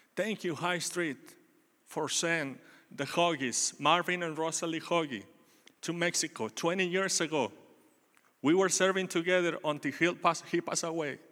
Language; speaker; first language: English; non-native, learner; Spanish